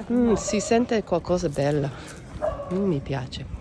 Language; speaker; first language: Italian; non-native, learner; English